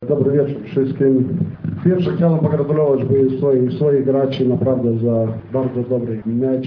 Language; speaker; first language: Polish; non-native, fluent; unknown